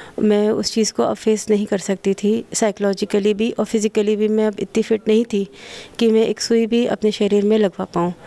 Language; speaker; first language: Hindi; native; Hindi